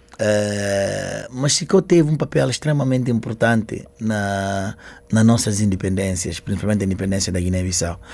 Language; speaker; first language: Portuguese; non-native, local second language; Upper Guinea Crioulo